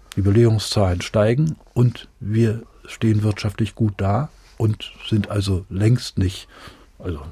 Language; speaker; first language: German; native; German